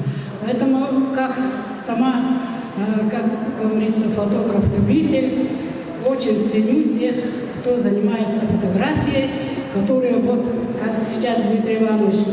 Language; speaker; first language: Russian; non-native, local second language; Yakut